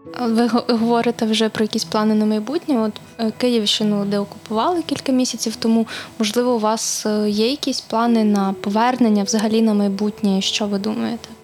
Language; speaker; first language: Ukrainian; native; Ukrainian